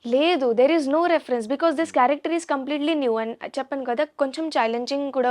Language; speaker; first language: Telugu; non-native, learner; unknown